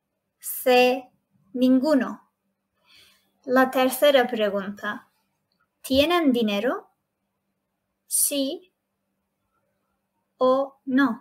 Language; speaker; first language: Spanish; non-native, fluent; Turkish